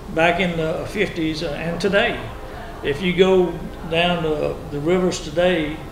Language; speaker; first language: English; native; English